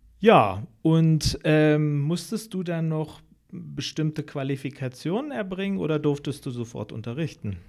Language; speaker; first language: German; native; German